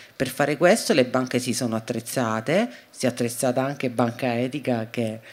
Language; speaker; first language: Italian; native; Italian